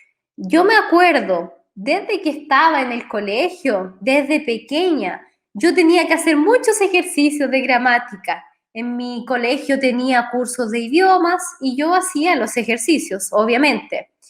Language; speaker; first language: Spanish; non-native, fluent; Portuguese